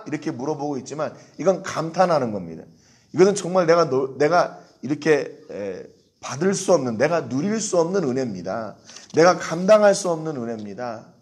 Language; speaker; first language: Korean; native; Korean